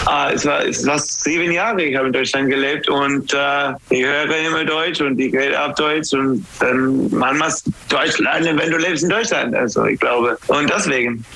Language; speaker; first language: German; non-native, learner; English